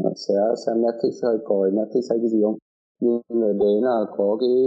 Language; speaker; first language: Vietnamese; non-native, fluent; German